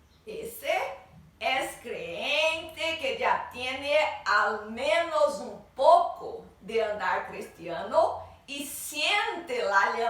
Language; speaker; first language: Spanish; non-native, learner; Portuguese